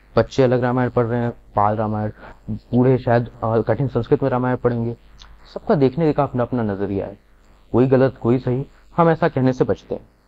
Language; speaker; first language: Hindi; native; Hindi